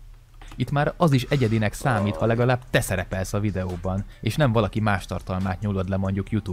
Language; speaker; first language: Hungarian; native; Hungarian